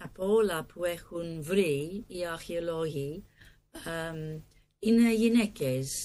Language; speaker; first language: Greek; non-native, learner; English